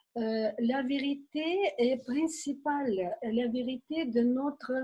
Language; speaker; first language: French; non-native, learner; Ukrainian